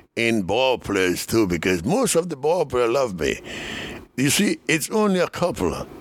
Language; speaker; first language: English; non-native, fluent; Spanish